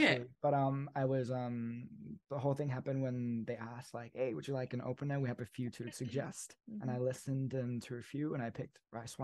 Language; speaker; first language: English; native; English